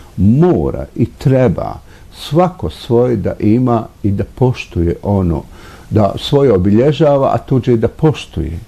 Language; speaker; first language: Bosnian; non-native, local second language; Romany